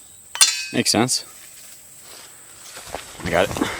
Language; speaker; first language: English; native; English